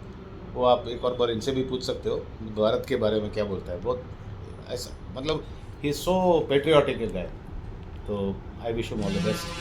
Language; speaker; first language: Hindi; non-native, local second language; Malayalam